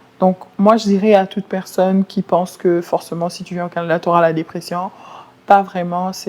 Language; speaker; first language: French; non-native, local second language; Lingala